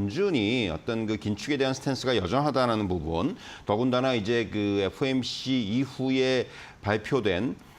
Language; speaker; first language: Korean; native; Korean